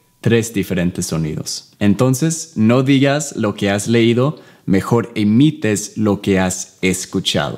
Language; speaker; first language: Spanish; non-native, fluent; English